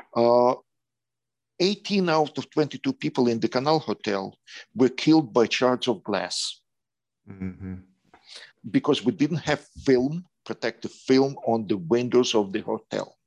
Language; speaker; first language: English; non-native, fluent; Ukrainian